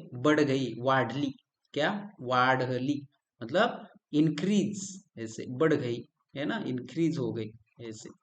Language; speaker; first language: Hindi; non-native, local second language; Marathi